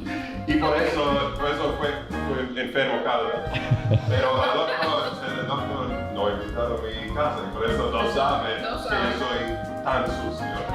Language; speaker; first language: Spanish; non-native, learner; English